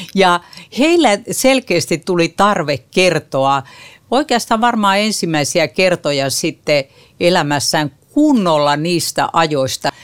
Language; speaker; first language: Finnish; native; Finnish